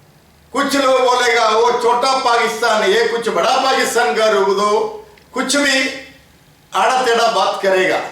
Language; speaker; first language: Hindi; non-native, local second language; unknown